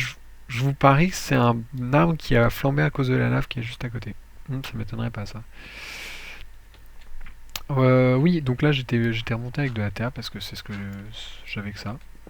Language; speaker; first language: French; native; French